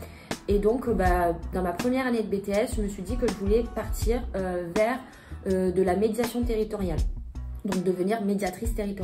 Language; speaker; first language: French; native; French